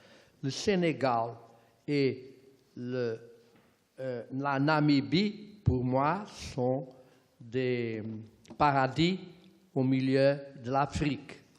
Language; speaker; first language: French; non-native, fluent; Portuguese